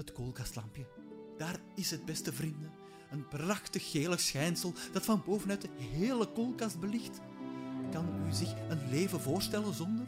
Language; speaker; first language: Dutch; native; Dutch